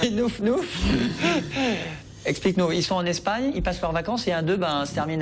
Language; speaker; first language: French; native; French